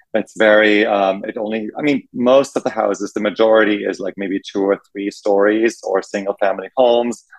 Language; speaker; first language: English; non-native, fluent; German